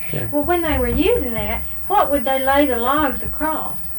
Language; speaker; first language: English; native; English